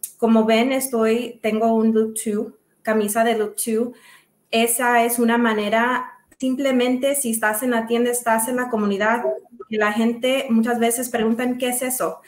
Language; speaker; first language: Spanish; early bilingual, other home language; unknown